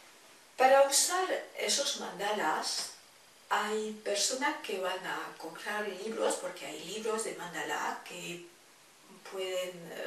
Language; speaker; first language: Spanish; non-native, fluent; French